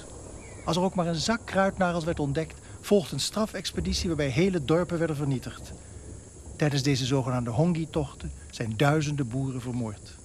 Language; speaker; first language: Dutch; native; Dutch